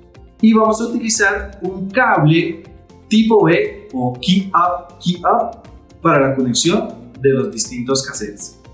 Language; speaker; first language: Spanish; native; Spanish